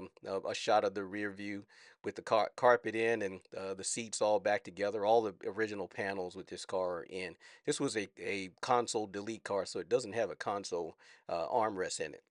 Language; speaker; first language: English; native; English